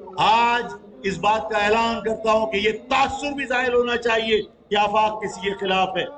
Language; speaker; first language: Urdu; native; Urdu